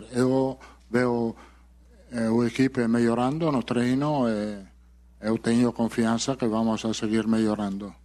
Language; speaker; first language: Portuguese; non-native, fluent; Spanish